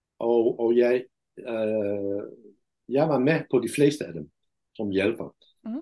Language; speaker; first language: Danish; non-native, fluent; Dutch